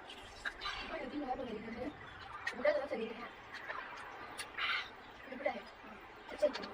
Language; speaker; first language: Hindi; non-native, local second language; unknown